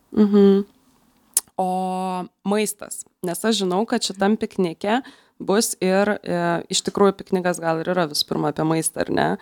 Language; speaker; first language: Lithuanian; native; Lithuanian